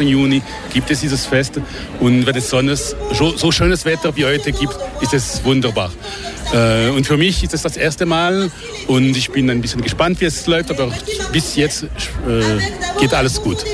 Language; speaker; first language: German; non-native, local second language; French